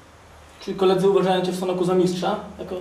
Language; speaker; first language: Polish; native; Polish